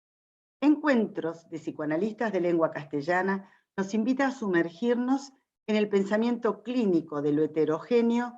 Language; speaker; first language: Spanish; native; Spanish